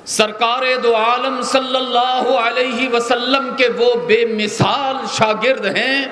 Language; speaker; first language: Urdu; native; Urdu